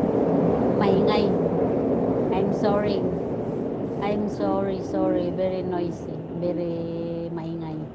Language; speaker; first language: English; non-native, learner; Filipino